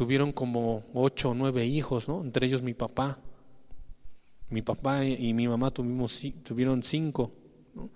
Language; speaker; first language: Spanish; native; Spanish